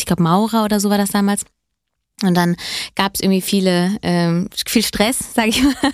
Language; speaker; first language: German; early bilingual, other home language; Italian